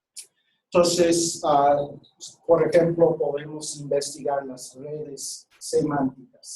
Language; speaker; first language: Spanish; non-native, fluent; English